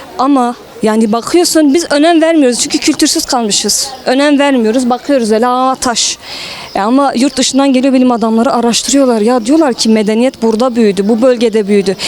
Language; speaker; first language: Turkish; non-native, local second language; Kurdish